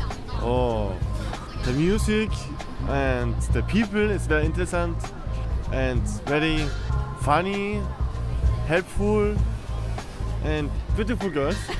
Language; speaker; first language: English; non-native, learner; Spanish